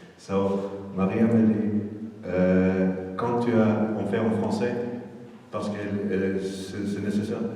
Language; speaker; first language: French; non-native, fluent; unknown